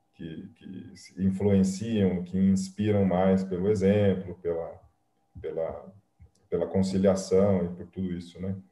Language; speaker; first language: Portuguese; native; Portuguese